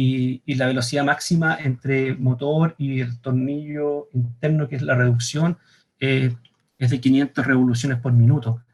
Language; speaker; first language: Spanish; native; Spanish